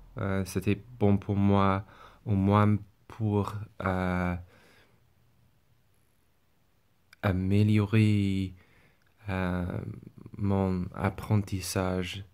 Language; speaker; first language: French; non-native, learner; English